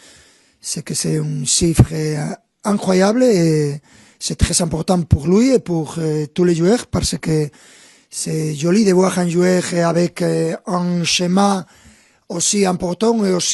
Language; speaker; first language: French; non-native, fluent; Spanish